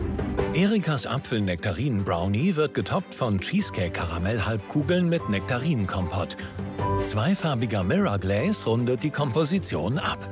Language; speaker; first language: German; native; German